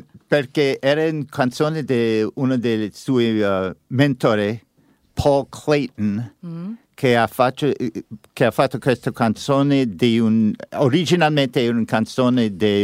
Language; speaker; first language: Italian; non-native, learner; English